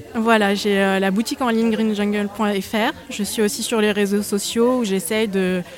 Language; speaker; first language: French; non-native, fluent; Spanish